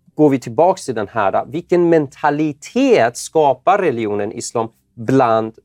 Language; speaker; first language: Swedish; non-native, fluent; Persian